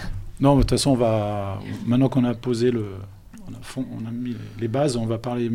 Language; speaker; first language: French; native; French